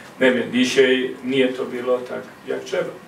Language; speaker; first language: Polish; non-native, learner; Croatian